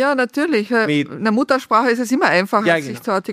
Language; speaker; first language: German; native; German